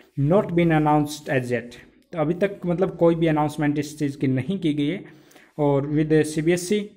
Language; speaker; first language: Hindi; native; Hindi